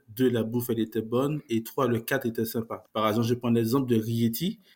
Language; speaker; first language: French; native; French